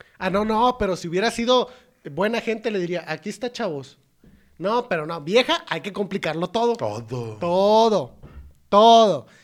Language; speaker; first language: Spanish; native; Spanish